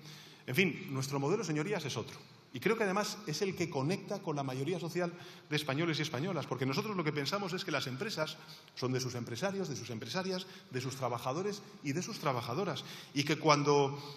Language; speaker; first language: Spanish; native; Spanish